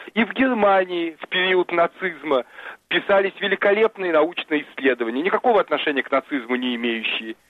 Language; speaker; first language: Russian; native; Russian